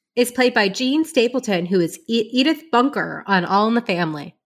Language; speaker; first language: English; early bilingual, other home language; Hindi